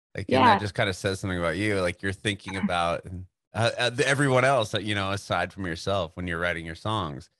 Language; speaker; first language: English; native; English